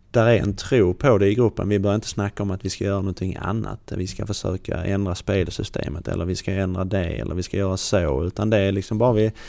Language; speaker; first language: Swedish; native; Swedish